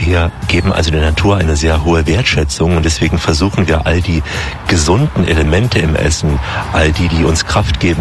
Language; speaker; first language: German; native; German